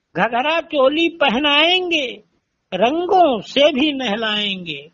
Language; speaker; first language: Hindi; native; Hindi